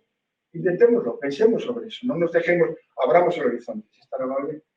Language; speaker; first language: Spanish; native; Spanish